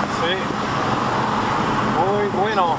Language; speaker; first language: Spanish; non-native, learner; English